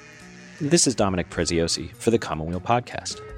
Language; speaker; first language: English; native; English